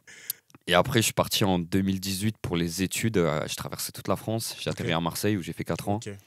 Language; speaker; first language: French; native; French